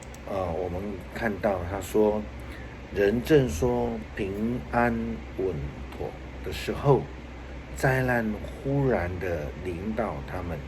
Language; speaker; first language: Chinese; native; Chinese